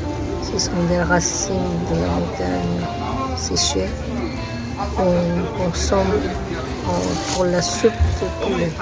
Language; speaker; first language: French; non-native, fluent; Korean